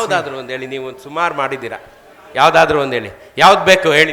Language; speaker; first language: Kannada; native; Kannada